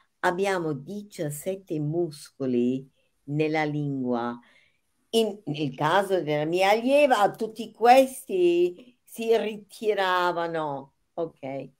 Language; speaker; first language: Italian; non-native, fluent; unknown